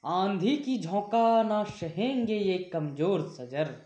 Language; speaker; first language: Hindi; native; Hindi